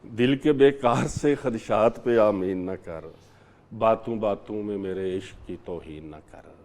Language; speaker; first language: Urdu; non-native, local second language; Punjabi